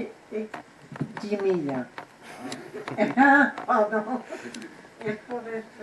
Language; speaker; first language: Spanish; non-native, fluent; French